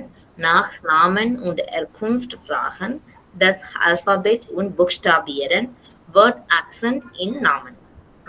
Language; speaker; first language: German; non-native, fluent; Tamil